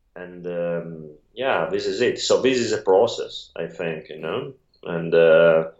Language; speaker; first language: English; non-native, fluent; Italian